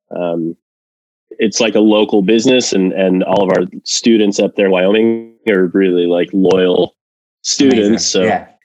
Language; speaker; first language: English; non-native, fluent; Spanish